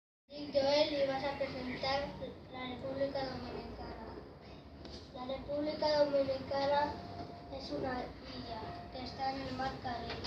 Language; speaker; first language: Spanish; non-native, local second language; Catalan